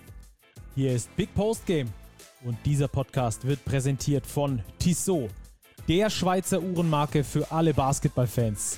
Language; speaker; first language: German; native; German